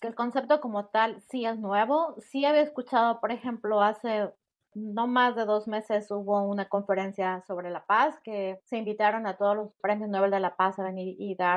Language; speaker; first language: Spanish; native; Spanish